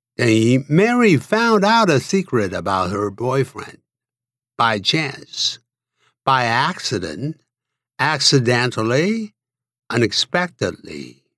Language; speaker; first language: English; non-native, fluent; Chinese